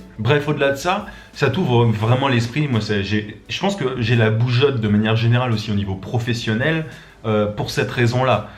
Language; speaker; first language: French; native; French